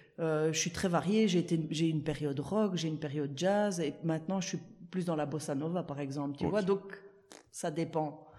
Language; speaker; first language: French; early bilingual, other home language; Italian